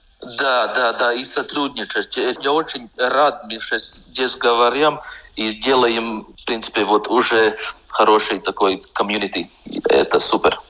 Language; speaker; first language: Russian; non-native, local second language; Latvian